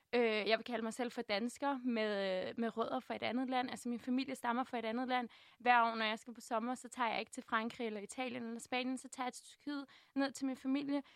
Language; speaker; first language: Danish; early bilingual, other home language; Turkish